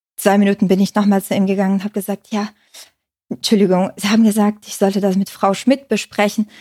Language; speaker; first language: German; non-native, fluent; Portuguese